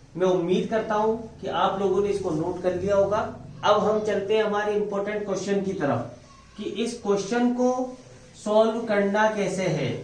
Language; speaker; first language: Hindi; native; Hindi